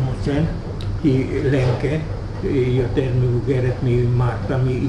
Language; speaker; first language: Hebrew; non-native, fluent; Hungarian